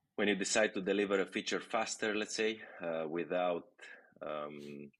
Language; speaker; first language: English; non-native, fluent; Romanian